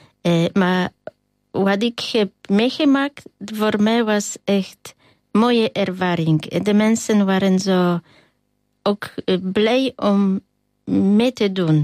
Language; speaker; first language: Dutch; non-native, learner; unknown